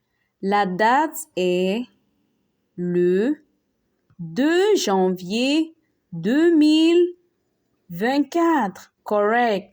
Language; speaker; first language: French; non-native, fluent; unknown